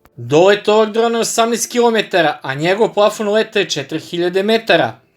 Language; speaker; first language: Serbian; native; Serbian